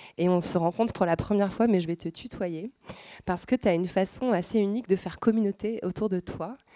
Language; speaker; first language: French; native; French